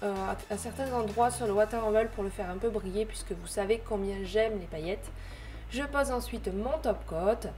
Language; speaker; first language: French; native; French